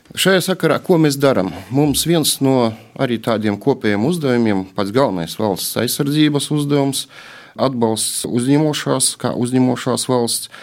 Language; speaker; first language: Latvian; native; Latvian